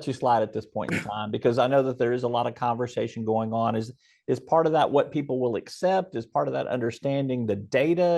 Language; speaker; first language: English; native; English